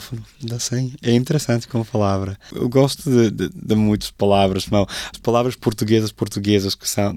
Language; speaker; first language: Portuguese; non-native, fluent; English